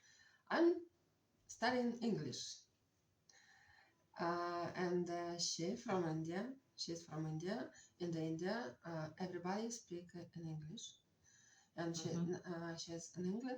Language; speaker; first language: English; non-native, learner; Russian